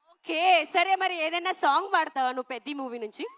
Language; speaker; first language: Telugu; native; Telugu